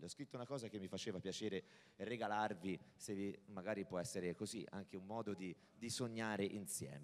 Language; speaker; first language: Italian; native; Italian